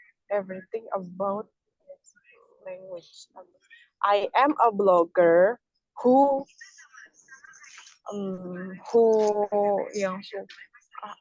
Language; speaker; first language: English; non-native, learner; Indonesian